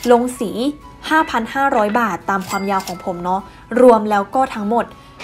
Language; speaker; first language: Thai; native; Thai